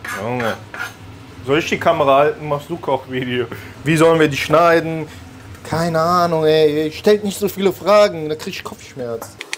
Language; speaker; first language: German; early bilingual, other home language; Italian